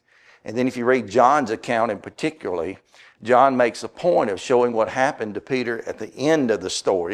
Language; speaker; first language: English; native; English